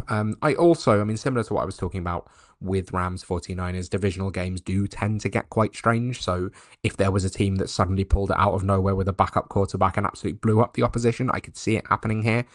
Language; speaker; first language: English; native; English